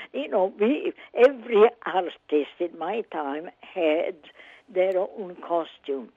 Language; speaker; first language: English; non-native, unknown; Italian